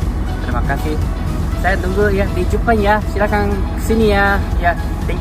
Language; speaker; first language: Indonesian; non-native, learner; Japanese